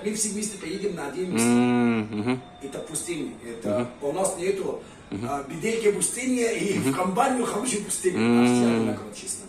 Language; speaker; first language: Russian; non-native, learner; Arabic